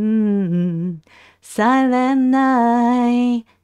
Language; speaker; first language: English; non-native, learner; Japanese